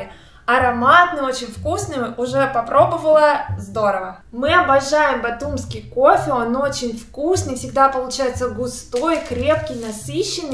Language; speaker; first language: Russian; native; Russian